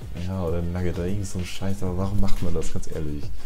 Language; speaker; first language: German; native; German